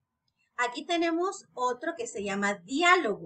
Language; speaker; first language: Spanish; native; Spanish